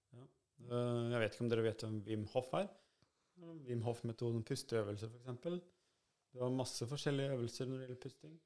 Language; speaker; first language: Norwegian; early bilingual, other home language; Albanian